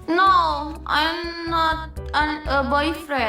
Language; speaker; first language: English; non-native, learner; Sundanese